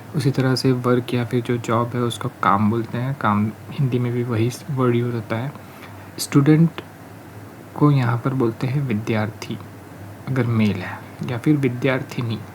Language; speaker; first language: Hindi; non-native, local second language; Marathi